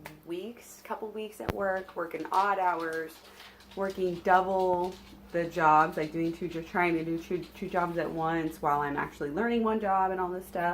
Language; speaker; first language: English; native; English